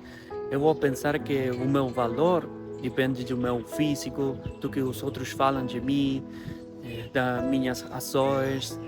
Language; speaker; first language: Portuguese; non-native, fluent; Spanish